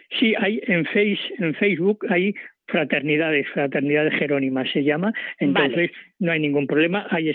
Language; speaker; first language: Spanish; native; Spanish